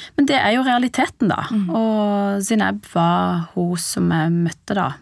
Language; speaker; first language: Norwegian; early bilingual, other home language; Persian